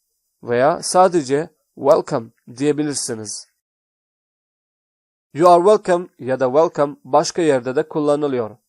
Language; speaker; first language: Turkish; non-native, fluent; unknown